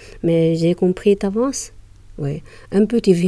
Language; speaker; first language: French; non-native, learner; Chinese